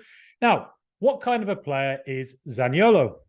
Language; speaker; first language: English; native; English